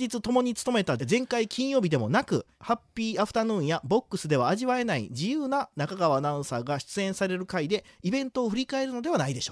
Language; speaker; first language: Japanese; native; Japanese